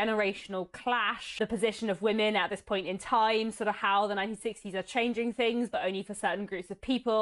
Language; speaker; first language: English; native; English